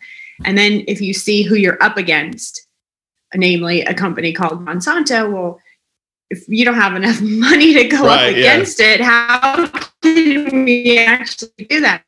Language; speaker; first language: English; native; English